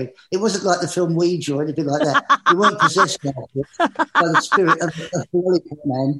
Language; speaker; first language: English; native; English